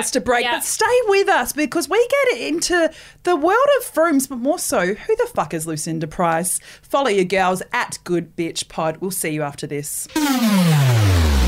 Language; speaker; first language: English; native; English